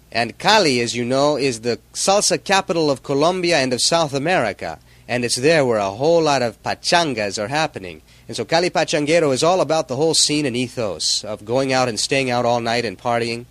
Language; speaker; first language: English; native; English